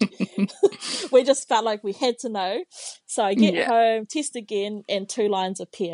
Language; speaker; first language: English; non-native, local second language; Māori